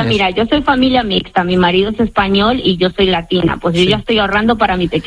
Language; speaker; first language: Spanish; native; Spanish